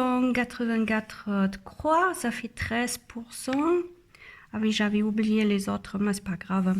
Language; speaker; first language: French; non-native, learner; German